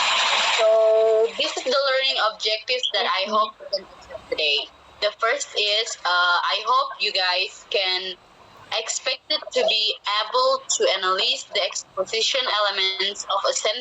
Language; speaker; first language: English; non-native, learner; Indonesian